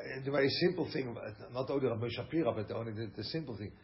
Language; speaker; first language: English; non-native, fluent; German